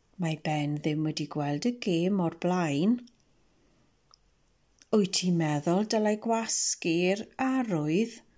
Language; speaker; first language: Welsh; non-native, local second language; English